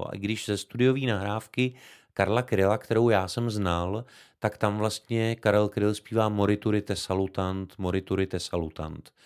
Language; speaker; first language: Czech; native; Czech